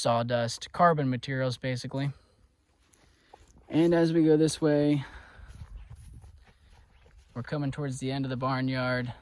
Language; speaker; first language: English; native; English